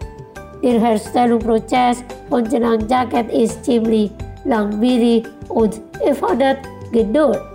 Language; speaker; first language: German; non-native, fluent; Indonesian